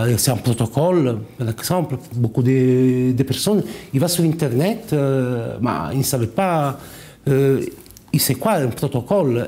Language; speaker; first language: French; non-native, learner; Italian